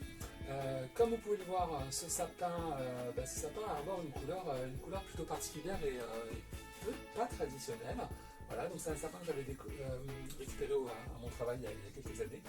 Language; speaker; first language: French; native; French